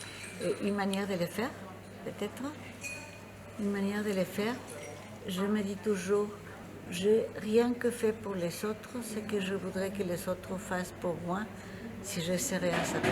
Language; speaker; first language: French; non-native, fluent; Spanish